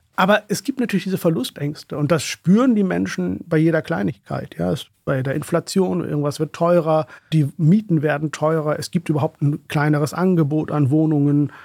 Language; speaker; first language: German; early bilingual, other home language; Urdu